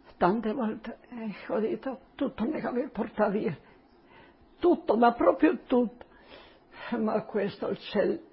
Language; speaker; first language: Italian; non-native, local second language; Slovenian